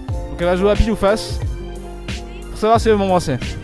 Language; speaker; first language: French; native; French